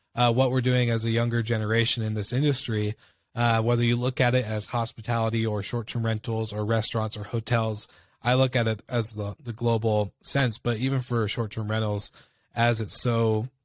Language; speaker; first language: English; native; English